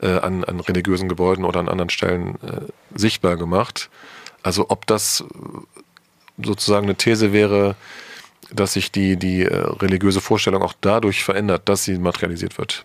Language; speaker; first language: German; native; German